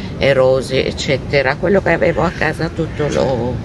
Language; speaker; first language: Italian; non-native, fluent; Arabic